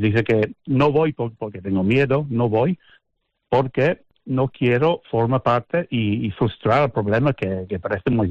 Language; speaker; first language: Spanish; non-native, fluent; English